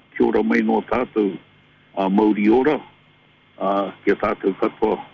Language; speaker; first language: Māori; non-native, local second language; English